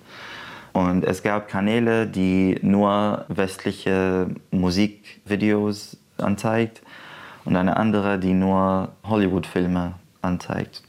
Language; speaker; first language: German; non-native, fluent; Arabic